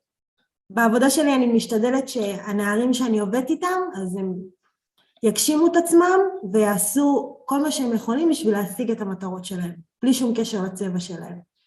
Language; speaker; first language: Hebrew; early bilingual, other home language; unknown